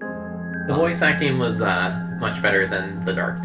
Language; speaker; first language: English; native; English